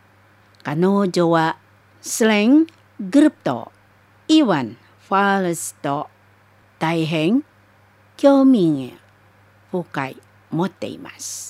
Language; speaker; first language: Japanese; non-native, learner; Indonesian